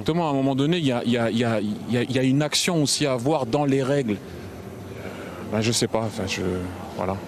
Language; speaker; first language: French; native; French